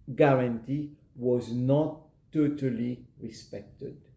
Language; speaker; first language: English; non-native, local second language; Morisyen